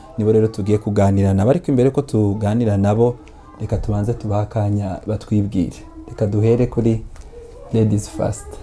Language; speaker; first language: Kinyarwanda; native; Kinyarwanda